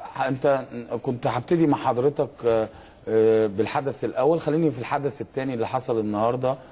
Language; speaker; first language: Arabic; native; Arabic